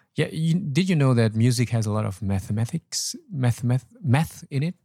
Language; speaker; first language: English; non-native, fluent; German